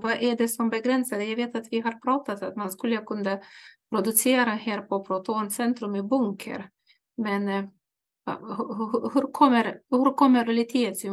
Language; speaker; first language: Swedish; non-native, fluent; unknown